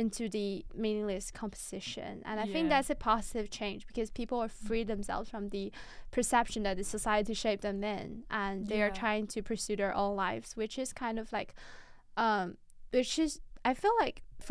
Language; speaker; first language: English; non-native, fluent; Chinese